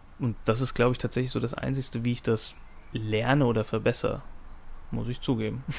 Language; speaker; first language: German; native; German